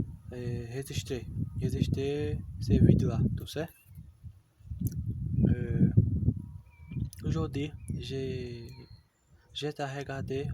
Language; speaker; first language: French; non-native, learner; Portuguese